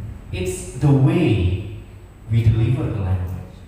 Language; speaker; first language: English; non-native, fluent; Indonesian